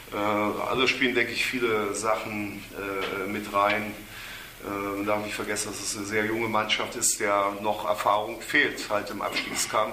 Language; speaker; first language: German; native; German